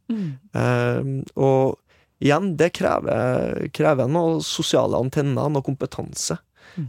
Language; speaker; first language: Norwegian; native; Norwegian